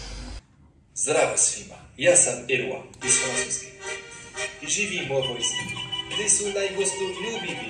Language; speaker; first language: Serbian; non-native, fluent; French